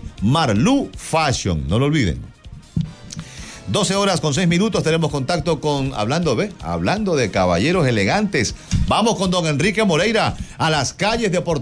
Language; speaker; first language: Spanish; native; Spanish